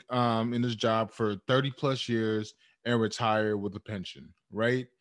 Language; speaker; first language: English; early bilingual, other home language; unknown